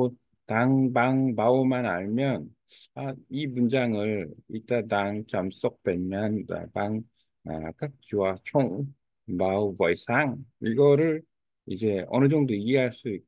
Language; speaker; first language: Korean; native; Korean